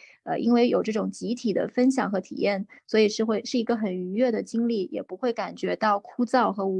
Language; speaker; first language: Chinese; native; Chinese